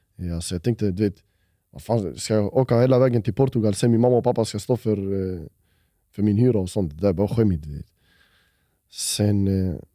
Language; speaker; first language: Swedish; early bilingual, other home language; Albanian